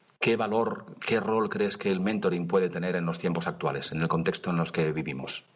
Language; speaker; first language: Spanish; non-native, local second language; Catalan